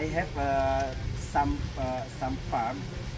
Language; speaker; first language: English; non-native, learner; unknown